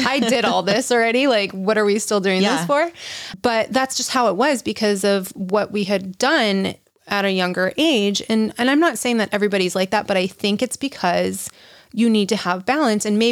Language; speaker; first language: English; native; English